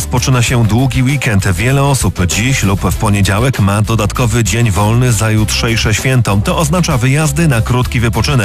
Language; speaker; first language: Polish; native; Polish